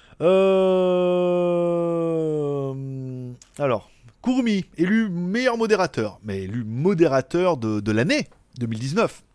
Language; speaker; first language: French; native; French